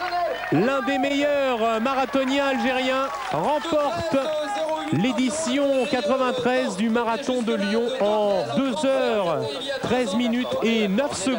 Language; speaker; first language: French; native; French